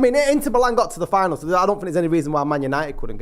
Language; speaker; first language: English; native; English